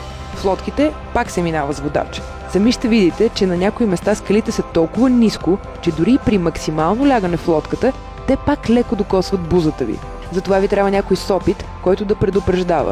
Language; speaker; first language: Bulgarian; native; Bulgarian